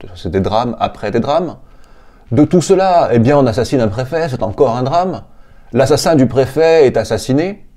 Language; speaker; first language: French; native; French